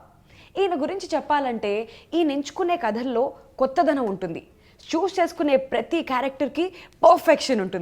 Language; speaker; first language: Telugu; native; Telugu